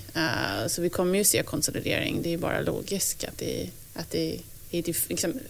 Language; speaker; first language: Swedish; non-native, fluent; English